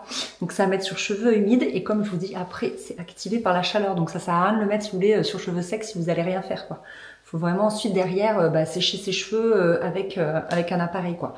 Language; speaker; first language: French; native; French